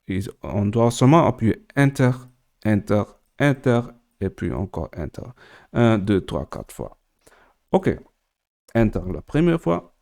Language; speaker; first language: French; non-native, learner; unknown